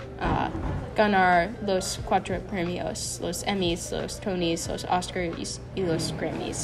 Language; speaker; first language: Spanish; non-native, learner; English